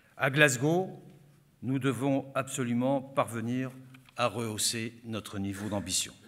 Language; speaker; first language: French; native; French